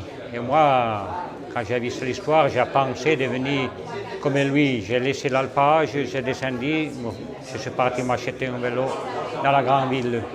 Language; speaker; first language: French; non-native, learner; Italian